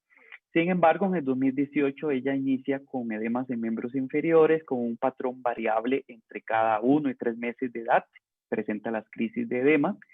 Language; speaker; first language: Spanish; native; Spanish